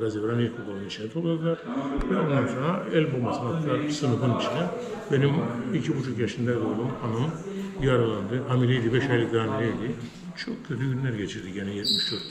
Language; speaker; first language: Turkish; native; Turkish